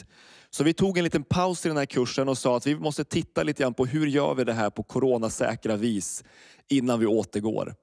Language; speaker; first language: Swedish; native; Swedish